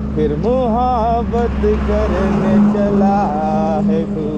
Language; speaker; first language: Hindi; non-native, local second language; Marathi